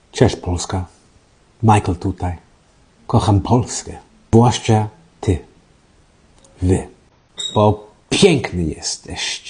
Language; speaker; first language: Polish; non-native, learner; English